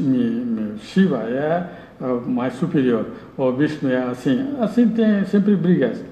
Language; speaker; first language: Portuguese; non-native, learner; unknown